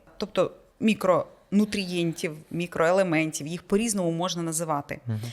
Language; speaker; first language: Ukrainian; non-native, local second language; Russian